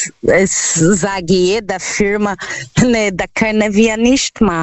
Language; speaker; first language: German; non-native, learner; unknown